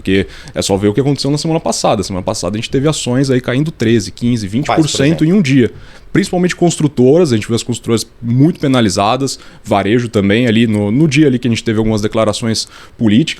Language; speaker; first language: Portuguese; native; Portuguese